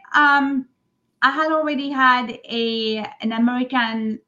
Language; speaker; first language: English; non-native, fluent; French